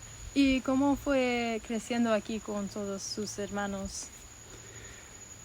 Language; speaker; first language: Spanish; non-native, learner; English